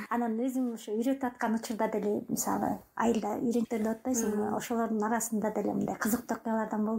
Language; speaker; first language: Kyrgyz; native; Kyrgyz